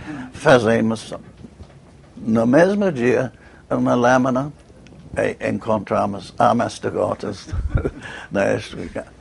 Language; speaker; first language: Portuguese; non-native, fluent; English